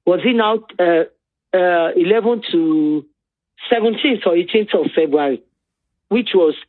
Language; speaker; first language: English; non-native, local second language; Yoruba